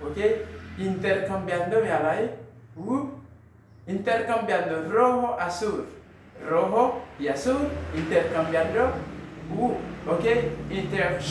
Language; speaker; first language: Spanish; non-native, fluent; Haitian Creole